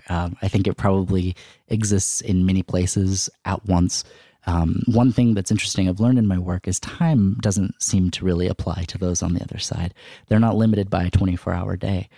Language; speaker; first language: English; native; English